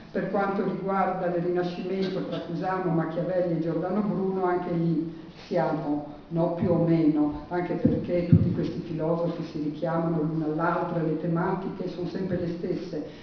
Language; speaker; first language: Italian; non-native, fluent; German